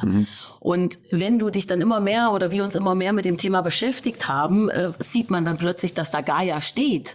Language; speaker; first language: German; native; German